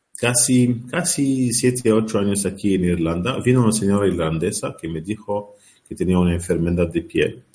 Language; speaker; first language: Spanish; non-native, fluent; Arabic